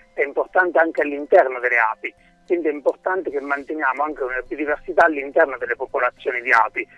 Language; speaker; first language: Italian; native; Italian